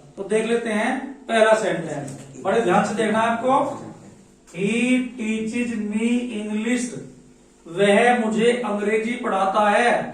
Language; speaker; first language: Hindi; native; Hindi